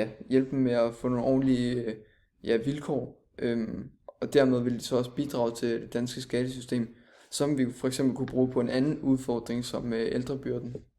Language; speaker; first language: Danish; native; Danish